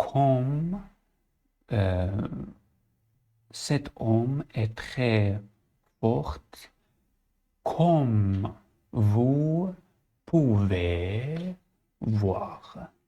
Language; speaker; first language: French; non-native, learner; Arabic